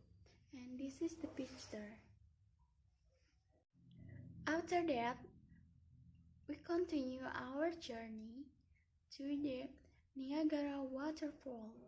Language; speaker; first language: English; non-native, learner; Indonesian